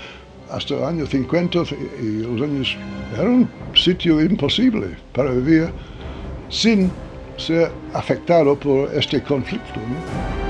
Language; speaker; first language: Spanish; non-native, fluent; English